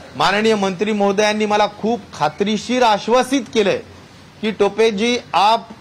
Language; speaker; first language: Hindi; non-native, local second language; Marathi